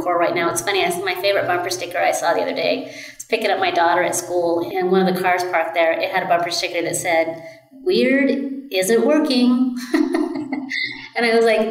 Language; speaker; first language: English; native; English